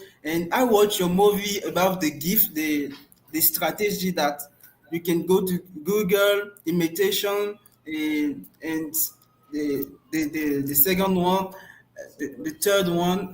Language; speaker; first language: English; non-native, learner; French